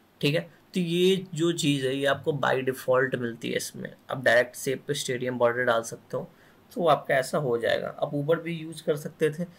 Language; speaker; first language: Hindi; native; Hindi